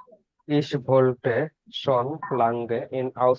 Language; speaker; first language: German; non-native, learner; Bangla